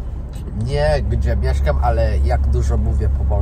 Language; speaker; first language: Polish; early bilingual, heritage; Polish